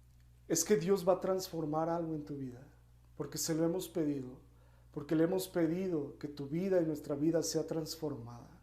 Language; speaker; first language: Spanish; native; Spanish